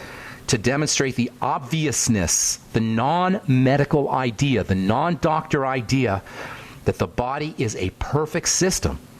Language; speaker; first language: English; native; English